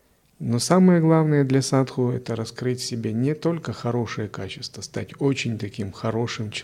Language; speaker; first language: Russian; native; Russian